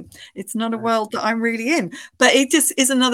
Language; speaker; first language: English; native; English